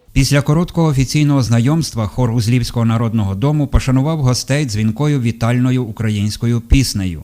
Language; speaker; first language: Ukrainian; native; Ukrainian